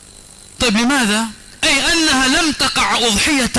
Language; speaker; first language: Arabic; non-native, local second language; Swahili